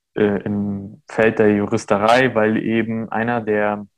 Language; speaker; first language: German; early bilingual, other home language; Armenian